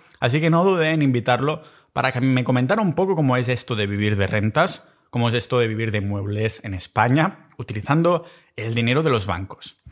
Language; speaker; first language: Spanish; native; Spanish